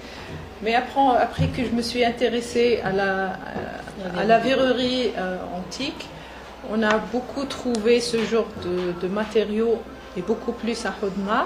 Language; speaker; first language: French; non-native, local second language; Arabic